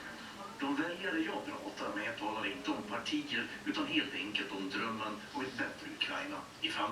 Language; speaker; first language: Swedish; native; Swedish